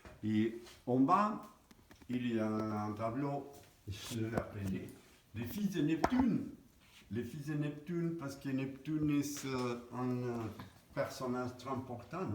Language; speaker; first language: French; non-native, fluent; Spanish